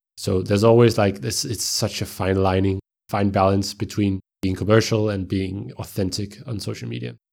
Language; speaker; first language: English; non-native, fluent; Danish